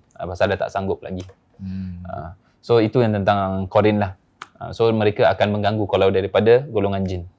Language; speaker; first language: Malay; native; Malay